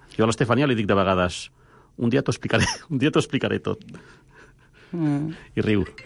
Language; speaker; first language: Catalan; non-native, local second language; Spanish